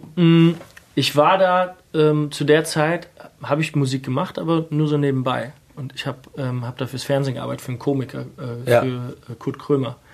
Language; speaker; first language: German; native; German